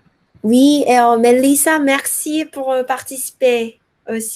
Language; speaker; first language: French; non-native, learner; Korean